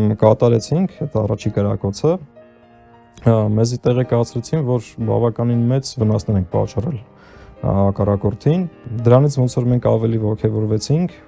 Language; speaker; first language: Armenian; early bilingual, heritage; Armenian